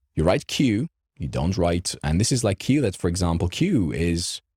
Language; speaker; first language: English; non-native, fluent; Romanian